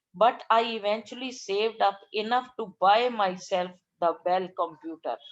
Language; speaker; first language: English; non-native, local second language; Punjabi